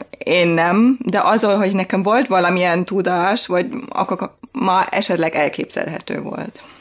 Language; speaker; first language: Hungarian; non-native, fluent; German